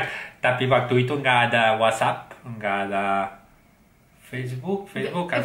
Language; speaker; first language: Indonesian; non-native, learner; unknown